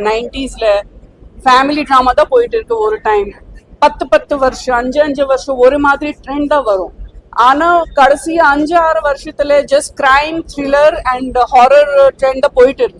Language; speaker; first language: Tamil; non-native, fluent; Gujarati